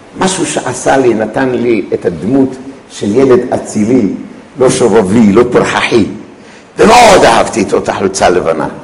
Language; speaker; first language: Hebrew; early bilingual, other home language; Arabic